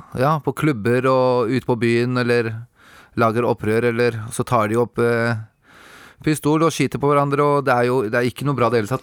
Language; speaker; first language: Norwegian; native; Norwegian